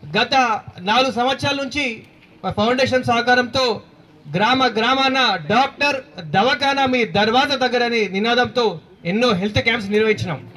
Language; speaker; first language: Telugu; native; Telugu